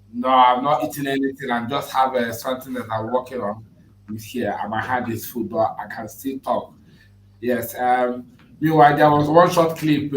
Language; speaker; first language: English; non-native, local second language; Igbo